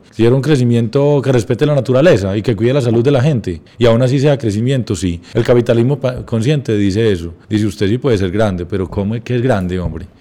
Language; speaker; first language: Spanish; native; Spanish